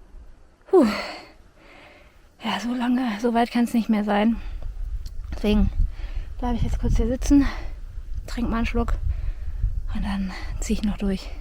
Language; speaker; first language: German; native; German